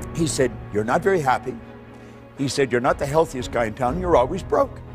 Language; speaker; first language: English; native; English